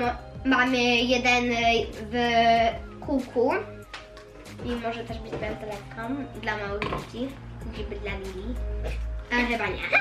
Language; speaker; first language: Polish; early bilingual, heritage; Polish